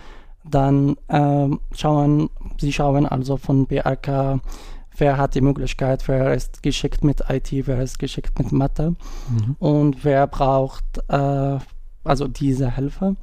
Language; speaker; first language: German; non-native, learner; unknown